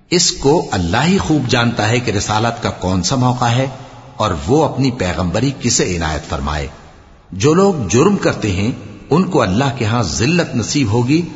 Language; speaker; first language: Urdu; native; Urdu